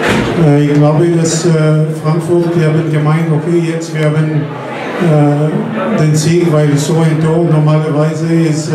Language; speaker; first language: German; non-native, fluent; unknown